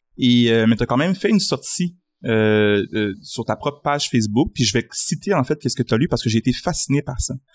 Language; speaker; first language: French; native; French